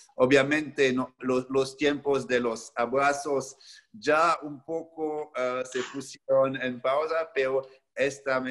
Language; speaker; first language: Spanish; non-native, fluent; French